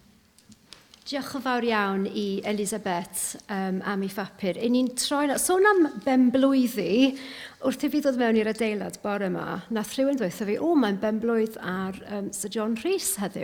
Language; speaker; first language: Welsh; native; Welsh